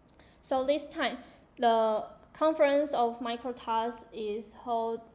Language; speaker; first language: English; non-native, learner; Chinese